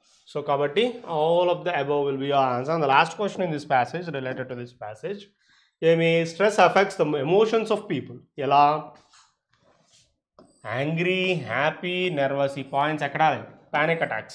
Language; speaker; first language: English; non-native, local second language; Telugu